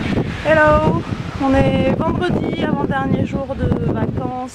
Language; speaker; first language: French; native; French